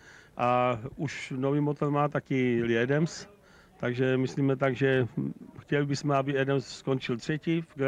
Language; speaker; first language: Polish; non-native, learner; Czech